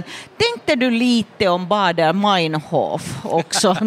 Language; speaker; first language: Swedish; non-native, fluent; Finnish